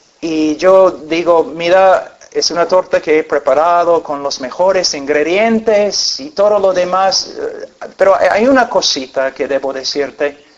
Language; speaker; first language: Spanish; non-native, fluent; English